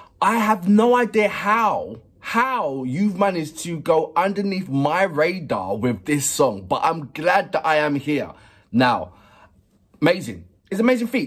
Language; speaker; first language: English; native; English